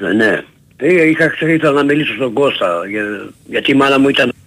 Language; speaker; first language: Greek; native; Greek